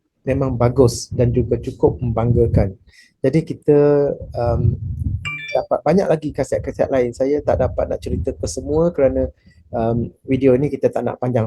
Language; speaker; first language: Malay; native; Malay